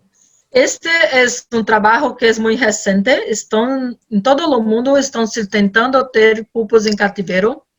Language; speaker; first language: Spanish; non-native, learner; Portuguese